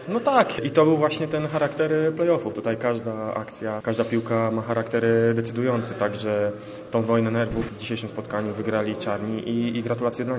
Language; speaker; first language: Polish; native; Polish